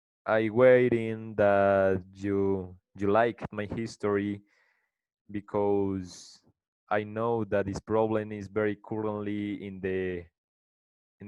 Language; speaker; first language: English; non-native, learner; Spanish